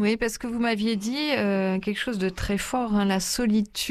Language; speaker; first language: French; native; French